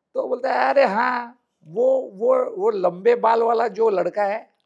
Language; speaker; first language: Hindi; non-native, local second language; Marathi